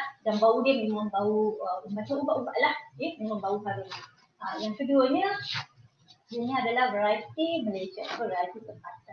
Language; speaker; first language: Malay; native; Malay